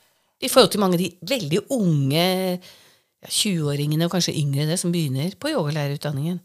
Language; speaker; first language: Norwegian; native; Norwegian